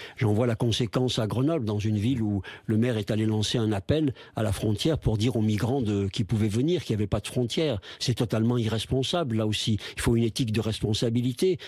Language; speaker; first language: French; native; French